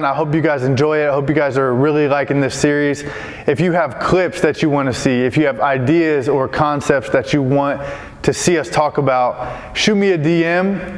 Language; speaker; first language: English; native; English